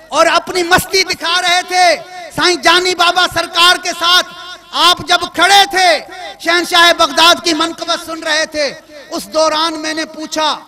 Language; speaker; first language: Urdu; non-native, local second language; Sindhi